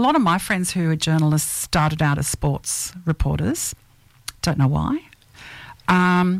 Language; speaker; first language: English; native; English